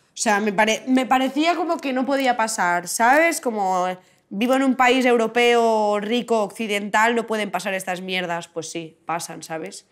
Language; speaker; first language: Spanish; non-native, local second language; Catalan